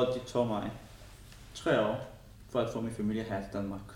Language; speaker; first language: Danish; non-native, fluent; Arabic